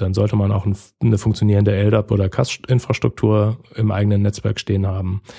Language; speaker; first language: German; native; German